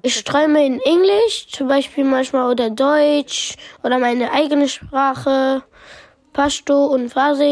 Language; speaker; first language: German; early bilingual, other home language; Pashto